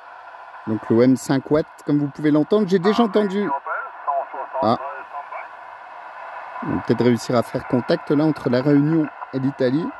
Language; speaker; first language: French; native; French